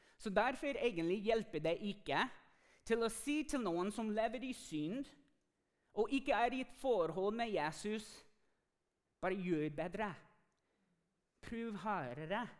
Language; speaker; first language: Norwegian; non-native, fluent; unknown